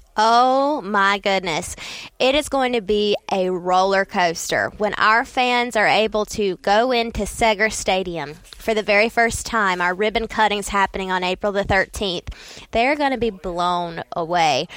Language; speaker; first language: English; native; English